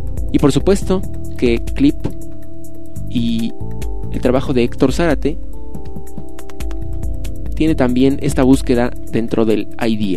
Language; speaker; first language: Spanish; native; Spanish